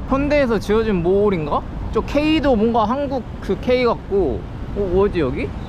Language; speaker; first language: Korean; native; Korean